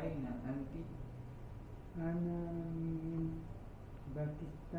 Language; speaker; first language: Arabic; non-native, learner; Indonesian